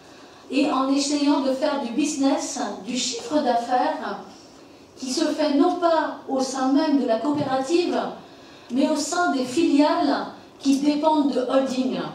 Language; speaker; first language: French; native; French